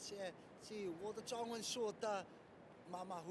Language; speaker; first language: Chinese; non-native, learner; English